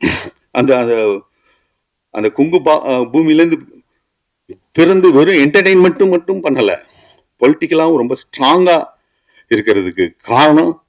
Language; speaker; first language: Tamil; native; Tamil